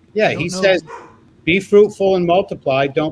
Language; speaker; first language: English; native; English